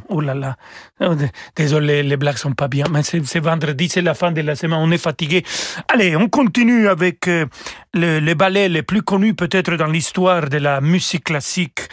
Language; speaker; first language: French; non-native, fluent; Spanish